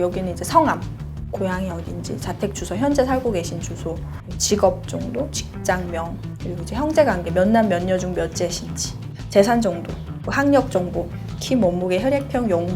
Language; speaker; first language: Korean; native; Korean